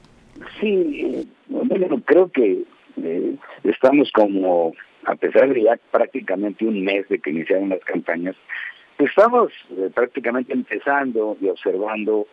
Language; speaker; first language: Spanish; native; Spanish